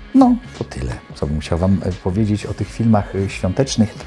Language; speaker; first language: Polish; native; Polish